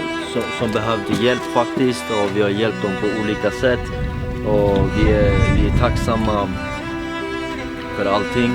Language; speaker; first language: Swedish; early bilingual, other home language; Armenian